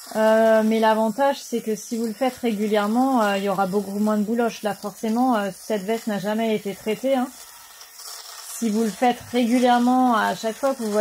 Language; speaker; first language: French; native; French